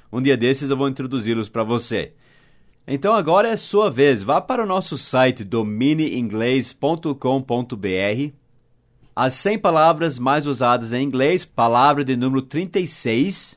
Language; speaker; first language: Portuguese; non-native, fluent; English